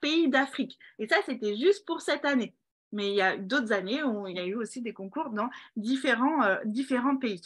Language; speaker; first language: French; native; French